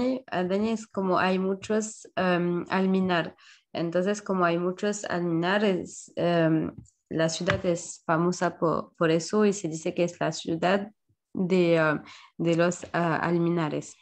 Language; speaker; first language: Spanish; non-native, learner; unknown